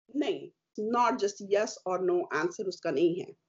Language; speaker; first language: Hindi; native; Hindi